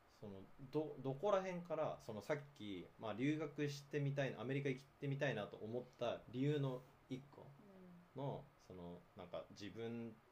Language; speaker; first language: Japanese; native; Japanese